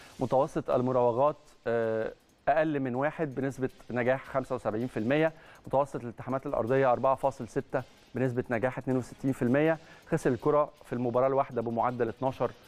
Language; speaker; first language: Arabic; native; Arabic